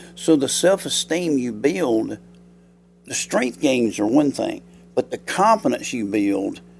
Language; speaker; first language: English; native; English